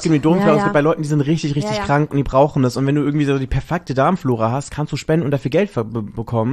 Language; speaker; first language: German; native; German